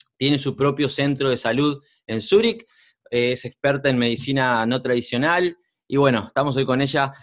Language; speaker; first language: Spanish; native; Spanish